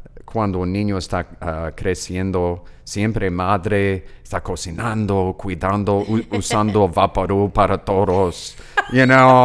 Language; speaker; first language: Spanish; non-native, learner; English